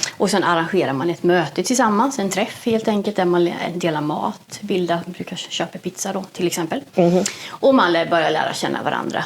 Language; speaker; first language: Swedish; native; Swedish